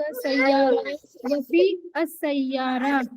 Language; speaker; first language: Arabic; non-native, learner; Urdu